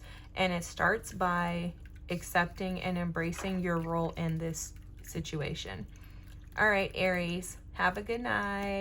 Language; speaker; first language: English; native; English